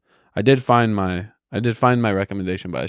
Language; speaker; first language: English; native; English